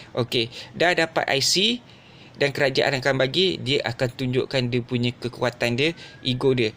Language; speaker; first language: Malay; native; Malay